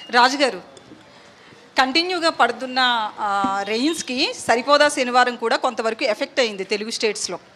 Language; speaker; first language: Telugu; native; Telugu